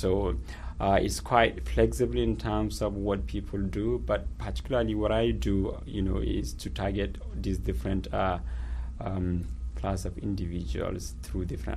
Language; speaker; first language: English; non-native, local second language; Hausa